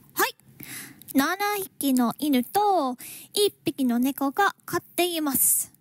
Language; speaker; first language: Japanese; non-native, learner; English